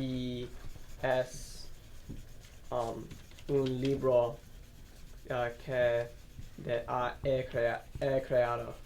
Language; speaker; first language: Spanish; non-native, learner; English